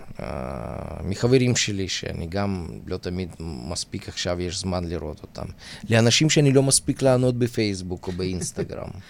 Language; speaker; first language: Hebrew; non-native, fluent; Russian